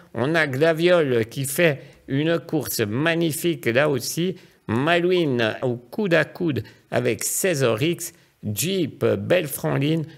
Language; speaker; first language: French; native; French